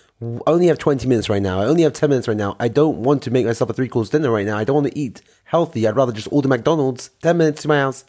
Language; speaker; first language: English; native; English